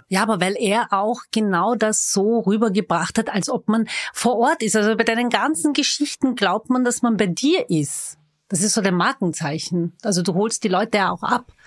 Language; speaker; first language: German; early bilingual, other home language; Turkish